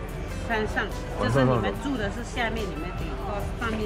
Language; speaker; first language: Chinese; native; Chinese